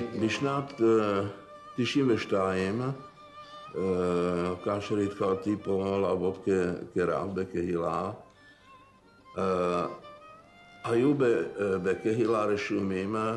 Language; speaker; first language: Hebrew; non-native, fluent; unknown